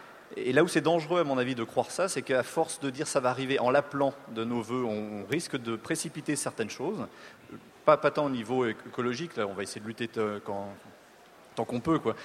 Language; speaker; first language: French; native; French